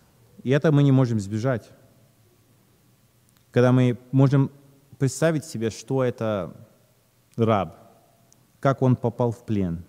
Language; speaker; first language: Russian; early bilingual, heritage; Russian